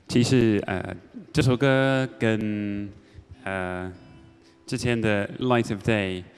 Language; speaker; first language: Chinese; non-native, learner; English